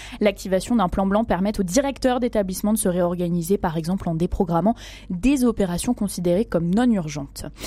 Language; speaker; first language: French; native; French